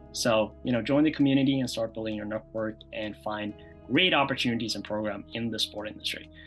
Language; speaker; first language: English; non-native, fluent; Norwegian